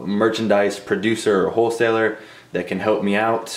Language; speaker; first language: English; native; English